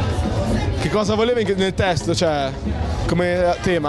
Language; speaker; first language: Italian; native; Italian